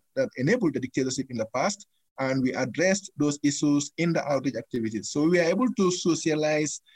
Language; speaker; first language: English; non-native, local second language; Fula